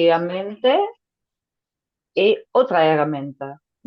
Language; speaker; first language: Portuguese; non-native, fluent; Spanish